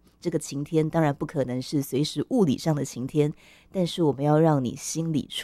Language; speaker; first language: Chinese; native; Chinese